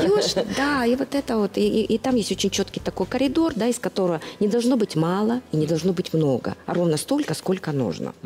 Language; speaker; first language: Russian; native; Russian